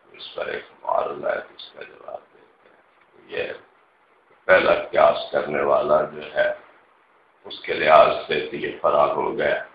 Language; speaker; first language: Urdu; non-native, local second language; Punjabi